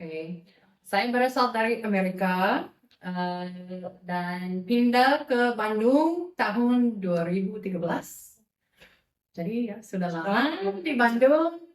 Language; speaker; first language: Indonesian; non-native, fluent; English